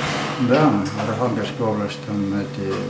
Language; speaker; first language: Russian; non-native, fluent; Estonian